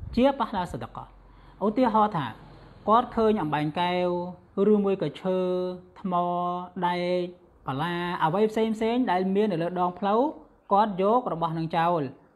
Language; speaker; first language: Khmer; non-native, local second language; Western Cham